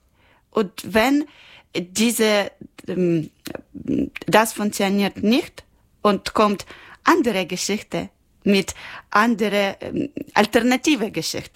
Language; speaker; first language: German; non-native, learner; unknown